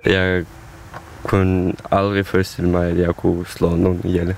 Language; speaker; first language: Danish; non-native, fluent; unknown